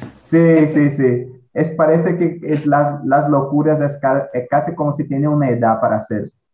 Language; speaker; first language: Spanish; non-native, fluent; Portuguese